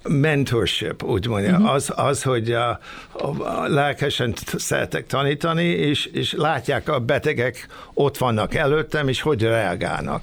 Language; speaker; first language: Hungarian; early bilingual, other home language; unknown